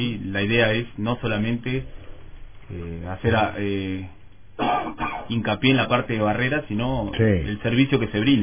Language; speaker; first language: Spanish; native; Spanish